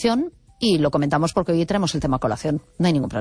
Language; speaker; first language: Spanish; native; Spanish